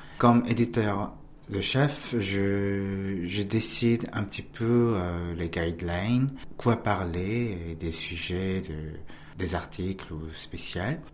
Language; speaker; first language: French; non-native, fluent; Korean